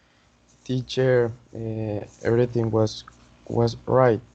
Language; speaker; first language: English; non-native, learner; Spanish